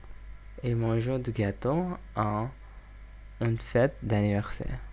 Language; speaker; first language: French; non-native, learner; English